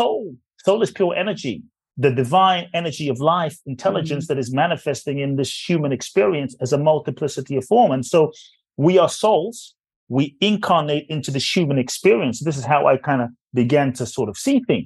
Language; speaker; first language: English; native; English